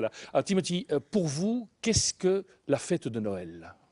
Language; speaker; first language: French; native; French